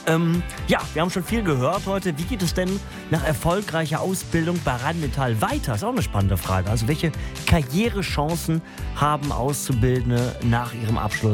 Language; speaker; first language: German; native; German